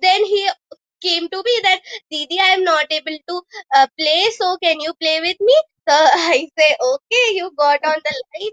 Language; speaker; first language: English; non-native, local second language; Hindi